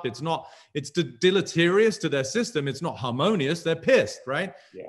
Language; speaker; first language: English; native; English